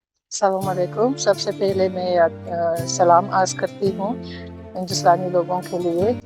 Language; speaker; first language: Hindi; non-native, fluent; Tajik